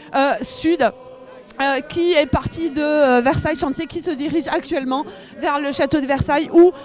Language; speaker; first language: French; native; French